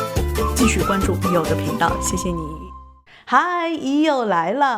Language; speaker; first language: Chinese; native; Chinese